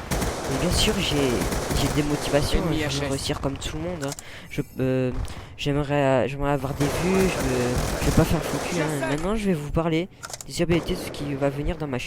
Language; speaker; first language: French; native; French